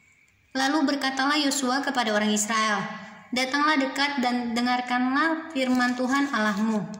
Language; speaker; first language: Indonesian; native; Indonesian